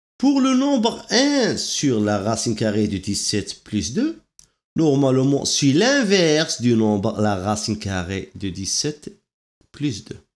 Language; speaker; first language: French; non-native, local second language; Arabic